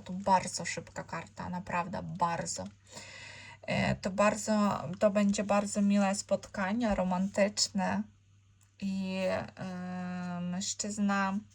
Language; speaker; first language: Polish; non-native, learner; Ukrainian